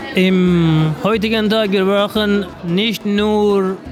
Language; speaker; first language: German; non-native, learner; Persian